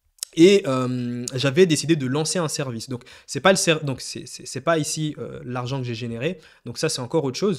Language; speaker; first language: French; native; French